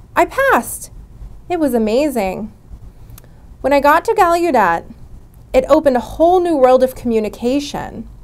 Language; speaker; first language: English; native; English